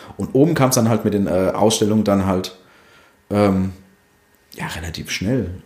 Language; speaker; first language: German; early bilingual, other home language; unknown